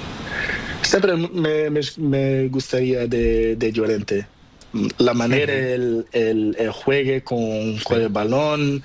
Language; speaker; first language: Spanish; non-native, learner; Portuguese